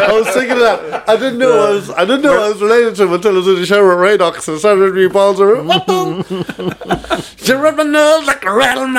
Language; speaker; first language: English; native; English